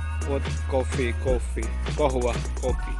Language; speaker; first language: Russian; non-native, learner; Javanese